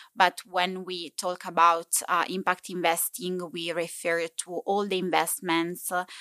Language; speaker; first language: English; non-native, fluent; Italian